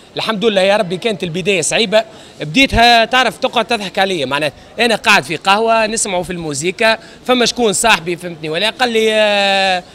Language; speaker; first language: Arabic; native; Arabic